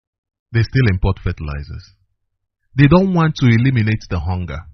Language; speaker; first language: English; non-native, local second language; Igbo